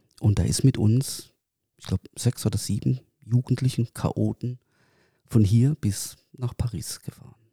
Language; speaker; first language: German; native; German